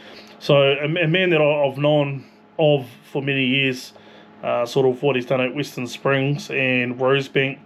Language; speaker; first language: English; native; English